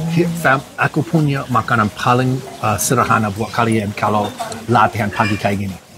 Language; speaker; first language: Indonesian; non-native, fluent; English